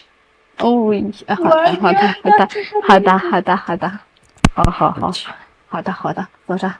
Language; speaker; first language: Chinese; non-native, learner; Amharic